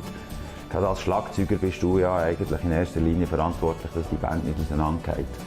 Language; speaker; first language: German; native; German